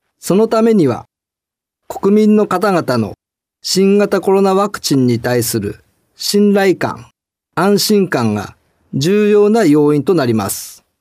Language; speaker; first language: Japanese; native; Japanese